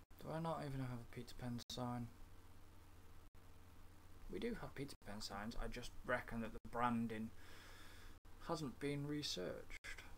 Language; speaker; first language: English; native; English